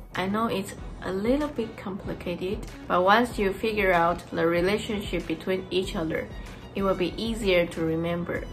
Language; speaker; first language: English; non-native, fluent; Chinese